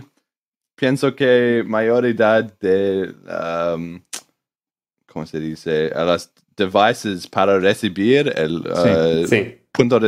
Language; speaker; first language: Spanish; non-native, learner; English